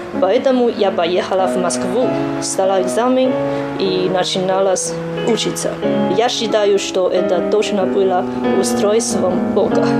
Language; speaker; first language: Russian; non-native, learner; Chinese